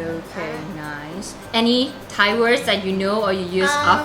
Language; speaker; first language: English; non-native, fluent; Japanese